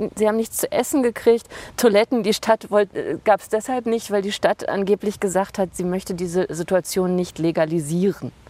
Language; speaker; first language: German; native; German